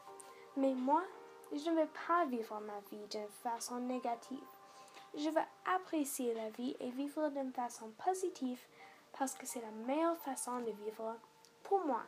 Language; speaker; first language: French; non-native, local second language; English